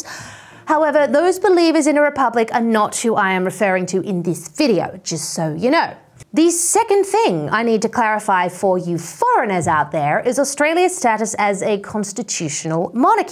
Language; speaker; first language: English; native; English